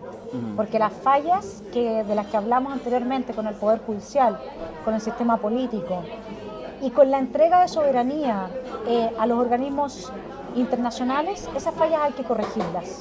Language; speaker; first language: Spanish; native; Spanish